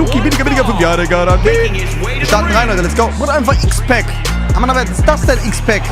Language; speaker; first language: German; native; German